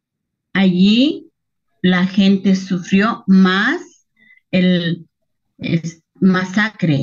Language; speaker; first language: Spanish; non-native, local second language; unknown